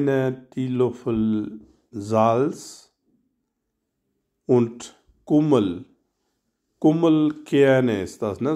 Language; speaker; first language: German; non-native, learner; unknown